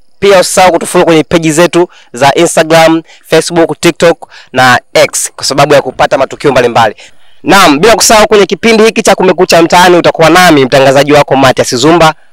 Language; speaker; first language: Swahili; native; Swahili